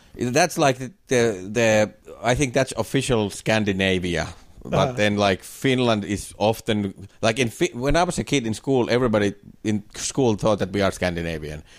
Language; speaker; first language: English; non-native, fluent; Finnish